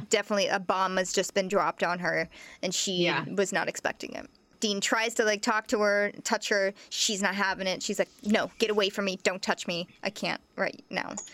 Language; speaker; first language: English; native; English